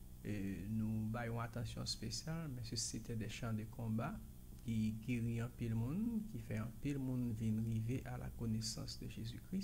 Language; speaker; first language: French; non-native, local second language; Haitian Creole